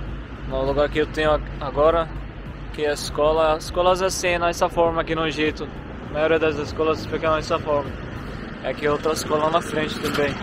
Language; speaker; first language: Portuguese; non-native, fluent; Arabic